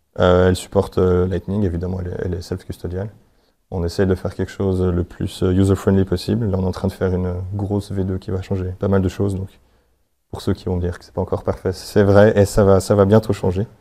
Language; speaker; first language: French; native; French